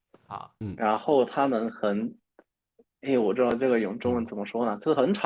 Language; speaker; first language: Chinese; non-native, fluent; Spanish